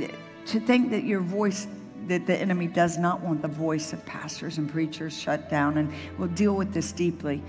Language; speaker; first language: English; native; English